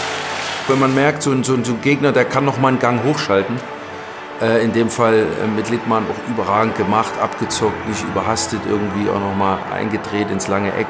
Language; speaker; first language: German; native; German